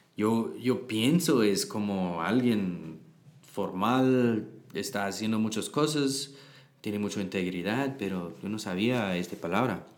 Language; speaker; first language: Spanish; non-native, learner; English